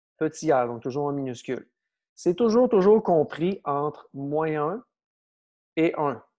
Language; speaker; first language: French; native; French